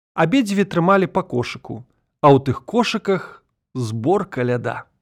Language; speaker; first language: Belarusian; native; Belarusian